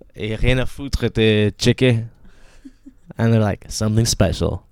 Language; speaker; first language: French; non-native, fluent; Spanish